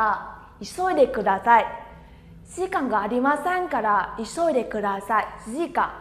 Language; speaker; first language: Japanese; non-native, fluent; Vietnamese